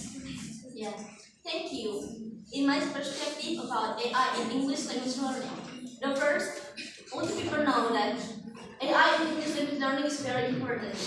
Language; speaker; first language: English; non-native, learner; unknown